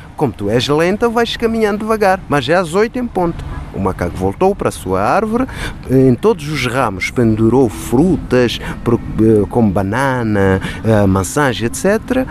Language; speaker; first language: Portuguese; non-native, local second language; Kabuverdianu